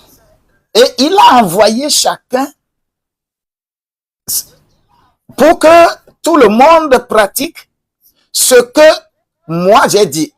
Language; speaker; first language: French; non-native, local second language; Ewe